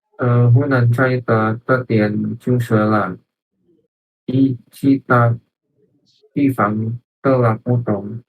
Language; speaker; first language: Chinese; non-native, learner; Indonesian